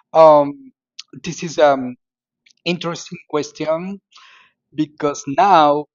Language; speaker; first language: English; non-native, learner; Spanish